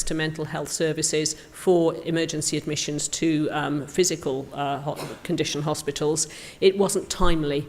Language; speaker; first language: English; native; English